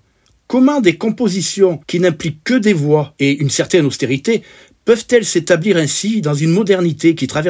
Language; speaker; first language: French; native; French